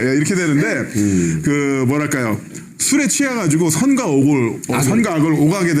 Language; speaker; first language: Korean; native; Korean